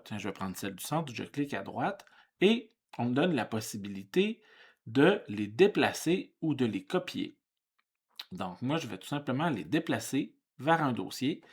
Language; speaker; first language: French; native; French